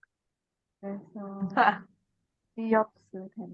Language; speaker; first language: Korean; non-native, learner; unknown